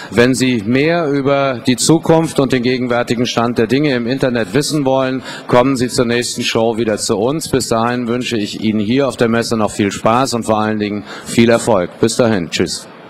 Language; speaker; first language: German; native; German